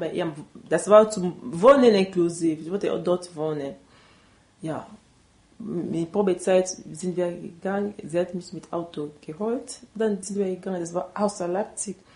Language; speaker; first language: German; non-native, learner; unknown